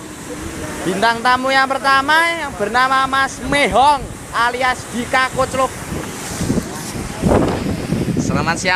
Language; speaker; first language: Indonesian; non-native, local second language; Javanese